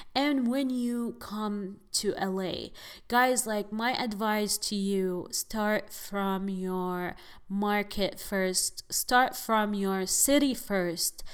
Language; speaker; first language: English; non-native, fluent; Arabic